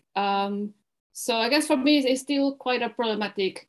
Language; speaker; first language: English; non-native, fluent; Spanish